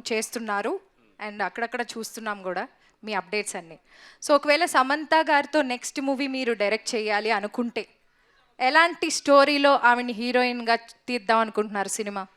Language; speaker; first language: Telugu; native; Telugu